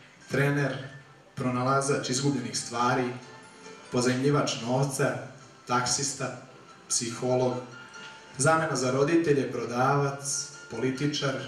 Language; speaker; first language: Serbian; native; Serbian